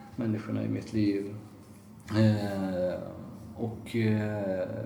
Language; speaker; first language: Swedish; non-native, fluent; Persian